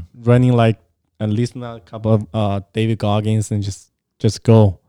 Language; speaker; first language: English; non-native, fluent; Chinese